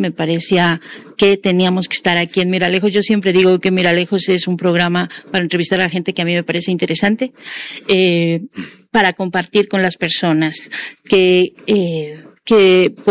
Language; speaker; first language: Spanish; native; Spanish